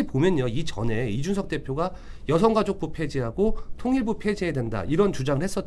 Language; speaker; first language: Korean; native; Korean